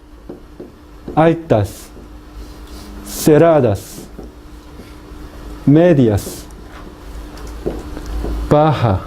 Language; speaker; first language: Spanish; non-native, fluent; Korean